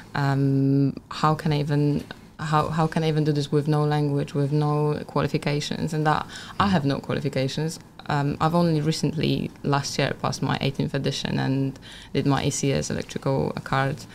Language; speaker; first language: English; non-native, fluent; Polish